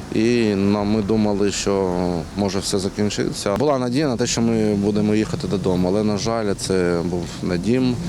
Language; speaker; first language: Ukrainian; non-native, local second language; Russian